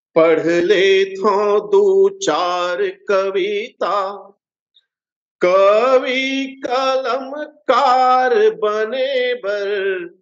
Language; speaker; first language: Hindi; native; Hindi